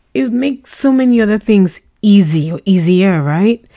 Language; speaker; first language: English; non-native, local second language; Russian